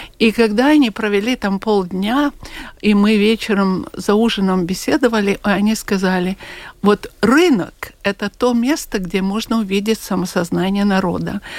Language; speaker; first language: Russian; non-native, local second language; Latvian